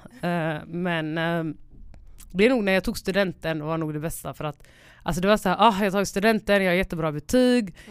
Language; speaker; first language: Swedish; early bilingual, other home language; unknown